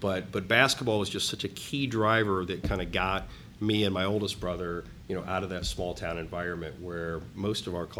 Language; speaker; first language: English; native; English